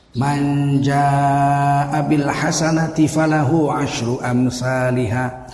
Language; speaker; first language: Indonesian; native; Indonesian